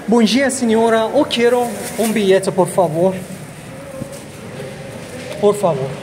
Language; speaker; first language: Portuguese; non-native, learner; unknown